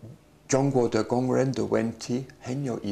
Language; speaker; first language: Chinese; non-native, learner; English